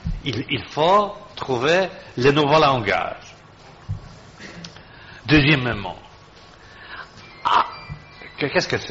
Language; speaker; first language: French; non-native, fluent; Polish